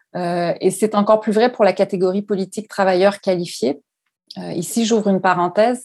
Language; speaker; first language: French; native; French